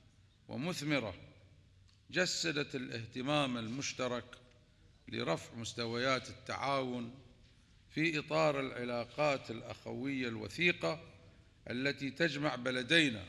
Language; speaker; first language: Arabic; native; Arabic